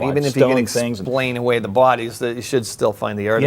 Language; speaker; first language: English; native; English